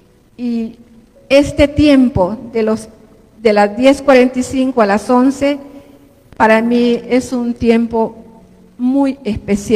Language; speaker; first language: Spanish; native; Spanish